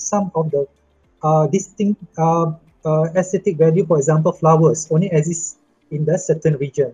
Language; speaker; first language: English; non-native, local second language; Malay